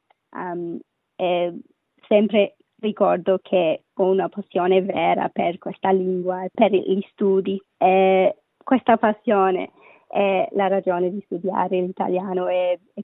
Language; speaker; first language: Italian; non-native, learner; Sinhala